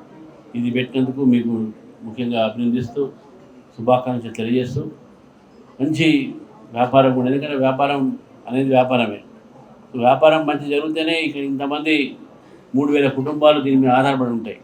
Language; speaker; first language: Telugu; native; Telugu